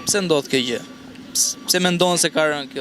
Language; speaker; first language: Albanian; native; Albanian